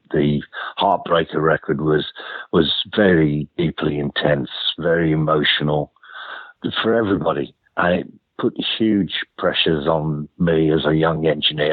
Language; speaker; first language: English; native; English